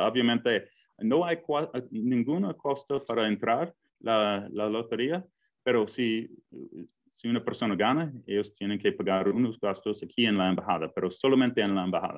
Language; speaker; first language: Spanish; non-native, fluent; English